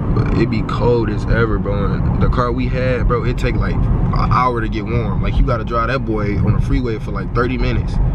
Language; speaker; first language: English; native; English